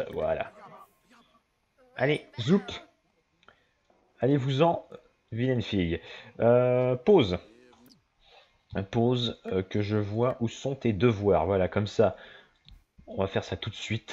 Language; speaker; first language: French; native; French